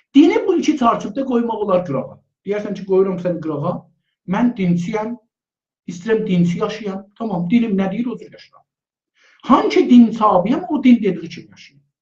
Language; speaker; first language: Azerbaijani; native; Azerbaijani